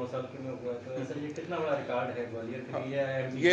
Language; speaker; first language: Hindi; native; Hindi